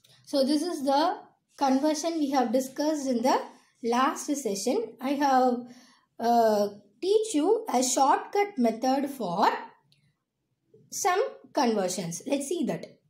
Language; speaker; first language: English; non-native, local second language; Tamil